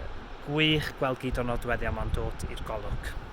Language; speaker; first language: Welsh; native; Welsh